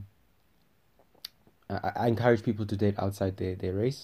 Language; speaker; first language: English; non-native, local second language; Tswana